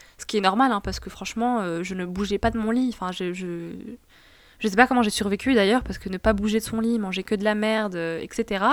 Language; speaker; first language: French; non-native, local second language; Arabic